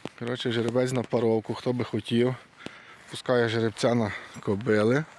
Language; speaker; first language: Ukrainian; native; Ukrainian